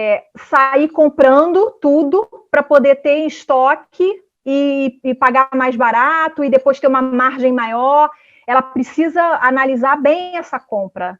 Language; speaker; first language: Portuguese; native; Portuguese